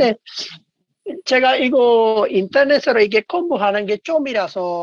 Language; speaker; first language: Korean; non-native, learner; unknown